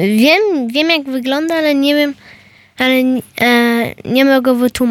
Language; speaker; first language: Polish; early bilingual, heritage; Polish